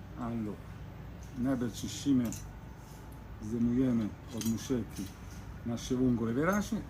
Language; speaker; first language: Polish; non-native, learner; Italian